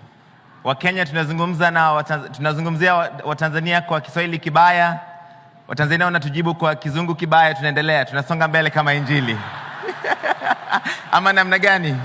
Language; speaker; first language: Swahili; non-native, local second language; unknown